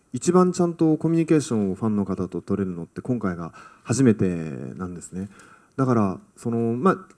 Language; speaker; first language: Japanese; native; Japanese